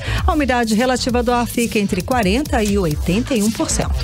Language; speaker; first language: Portuguese; native; Portuguese